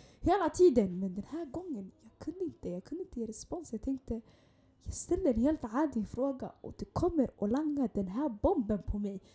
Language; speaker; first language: Swedish; early bilingual, other home language; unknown